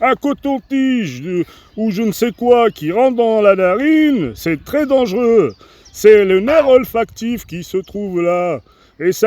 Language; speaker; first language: French; native; French